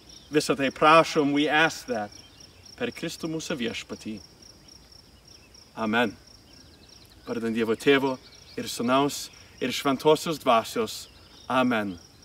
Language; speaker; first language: Lithuanian; early bilingual, heritage; Lithuanian